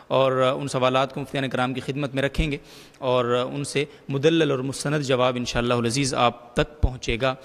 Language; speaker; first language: Urdu; native; Urdu